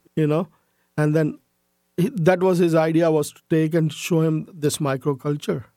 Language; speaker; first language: English; non-native, local second language; Urdu